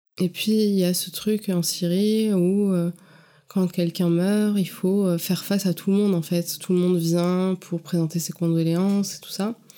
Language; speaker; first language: French; native; French